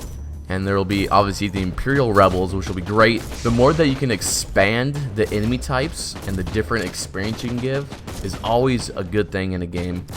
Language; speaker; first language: English; native; English